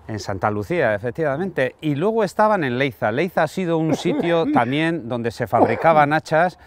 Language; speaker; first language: Spanish; non-native, local second language; Basque